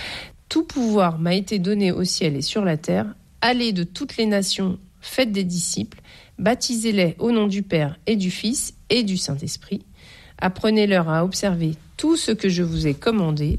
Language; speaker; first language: French; native; French